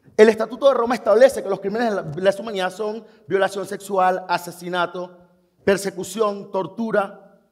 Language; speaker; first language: Spanish; native; Spanish